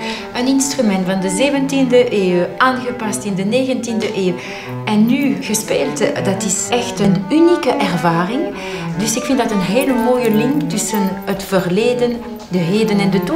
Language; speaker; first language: Dutch; non-native, local second language; French